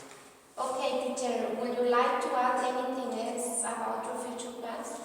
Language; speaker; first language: English; non-native, learner; Spanish